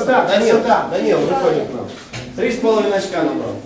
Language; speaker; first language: Russian; non-native, local second language; Ukrainian